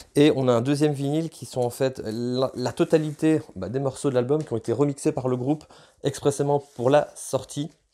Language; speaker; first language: French; native; French